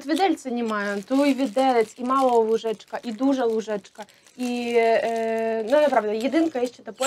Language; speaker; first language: Polish; non-native, fluent; Russian